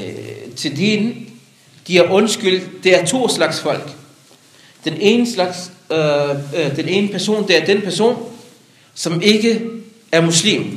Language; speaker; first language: Danish; non-native, local second language; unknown